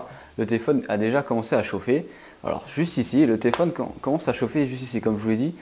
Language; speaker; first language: French; native; French